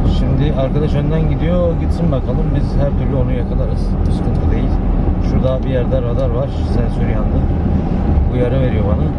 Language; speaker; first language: Turkish; early bilingual, heritage; Turkish